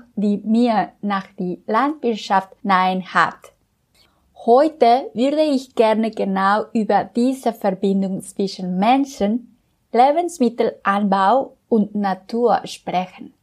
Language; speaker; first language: German; non-native, learner; Spanish